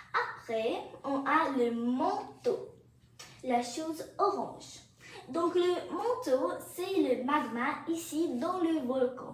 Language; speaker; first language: French; non-native, fluent; English